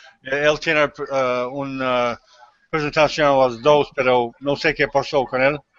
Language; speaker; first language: Spanish; non-native, learner; English